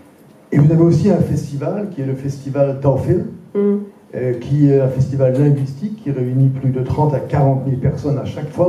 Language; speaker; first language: French; native; French